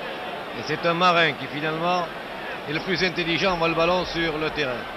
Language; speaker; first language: French; native; French